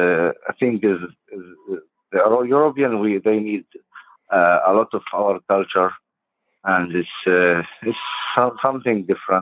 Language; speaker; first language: English; non-native, learner; Arabic